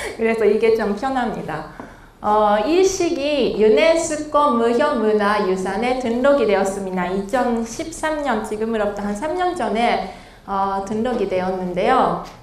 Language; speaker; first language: Korean; non-native, fluent; Japanese